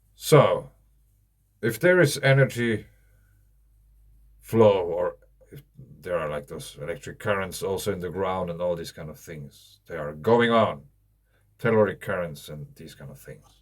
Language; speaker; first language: English; non-native, fluent; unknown